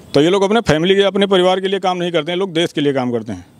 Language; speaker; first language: Hindi; native; Hindi